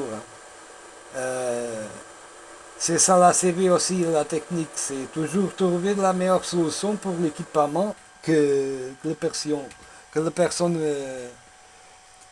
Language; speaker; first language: French; non-native, learner; Portuguese